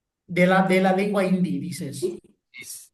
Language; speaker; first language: Spanish; non-native, fluent; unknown